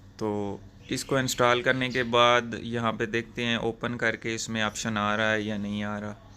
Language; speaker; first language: Urdu; non-native, local second language; Punjabi